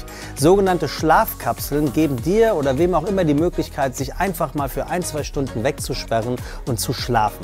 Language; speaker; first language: German; native; German